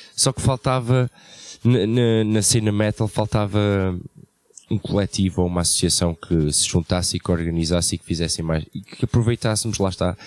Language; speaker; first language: Portuguese; early bilingual, heritage; Portuguese